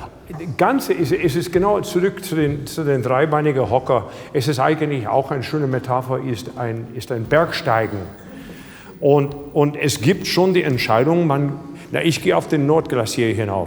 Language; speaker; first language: German; non-native, fluent; English